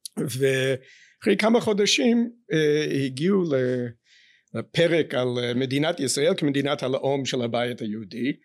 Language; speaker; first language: Hebrew; non-native, fluent; English